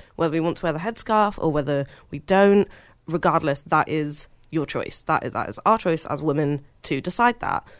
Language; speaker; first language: English; early bilingual, other home language; Hindi